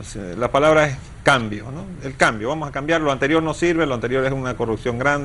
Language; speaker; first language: Spanish; native; Spanish